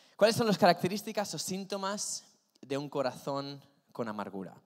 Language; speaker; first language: Spanish; native; Spanish